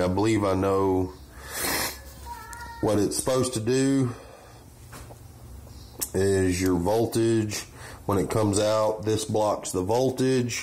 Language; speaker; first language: English; native; English